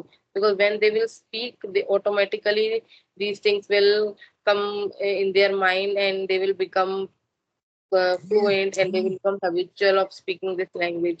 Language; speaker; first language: English; non-native, learner; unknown